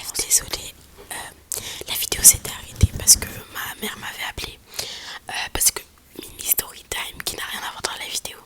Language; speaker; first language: French; native; French